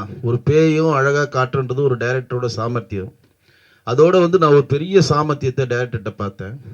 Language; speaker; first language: Tamil; native; Tamil